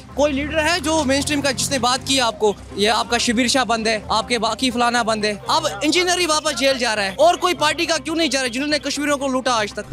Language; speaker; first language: Hindi; native; Hindi